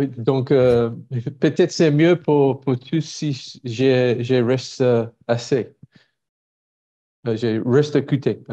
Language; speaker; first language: French; non-native, learner; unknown